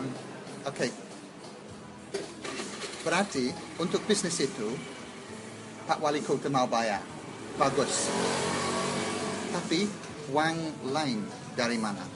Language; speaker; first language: Indonesian; non-native, learner; English